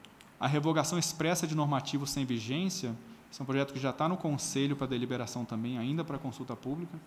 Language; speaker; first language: Portuguese; native; Portuguese